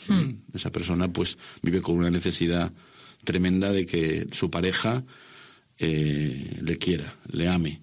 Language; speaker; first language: Spanish; native; Spanish